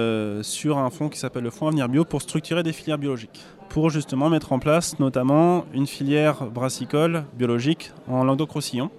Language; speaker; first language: French; native; French